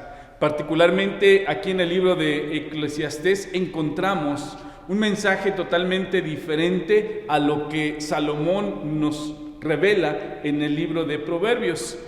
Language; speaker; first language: Spanish; native; Spanish